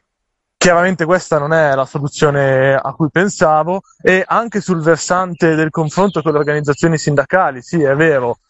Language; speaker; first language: Italian; native; Italian